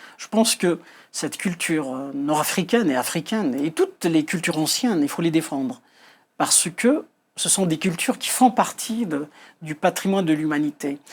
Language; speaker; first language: French; non-native, local second language; Kabyle